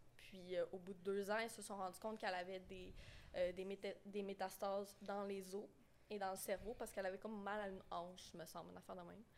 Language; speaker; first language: French; native; French